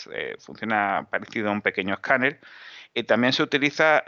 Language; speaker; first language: Spanish; native; Spanish